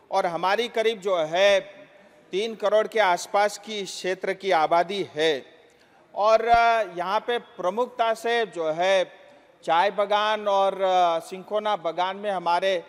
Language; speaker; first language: Hindi; non-native, local second language; Nepali